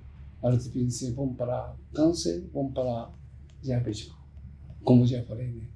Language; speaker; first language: Portuguese; non-native, learner; Japanese